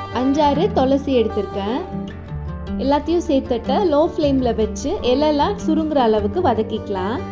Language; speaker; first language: Tamil; native; Tamil